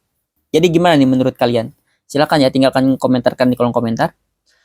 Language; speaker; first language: Indonesian; native; Indonesian